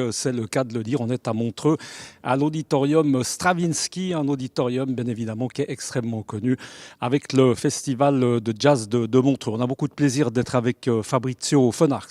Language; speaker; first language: French; native; French